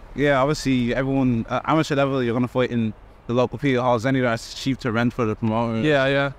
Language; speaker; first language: English; native; English